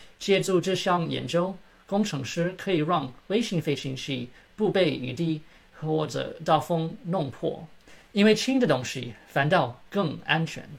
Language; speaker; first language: Chinese; early bilingual, heritage; Chinese